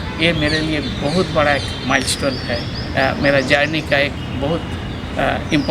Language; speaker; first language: Hindi; non-native, local second language; Bangla